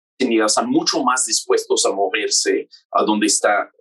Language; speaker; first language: Spanish; non-native, fluent; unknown